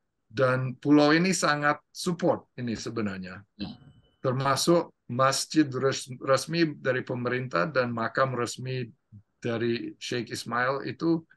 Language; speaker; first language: Indonesian; non-native, fluent; English